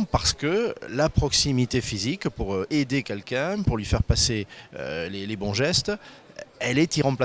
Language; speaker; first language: French; native; French